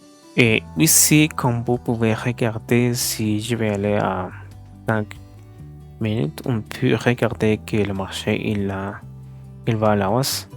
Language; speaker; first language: French; non-native, learner; Spanish